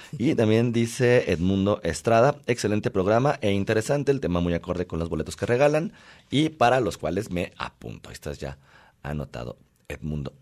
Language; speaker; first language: Spanish; native; Spanish